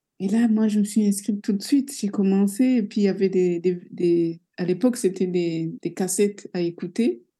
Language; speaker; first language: French; non-native, local second language; Rundi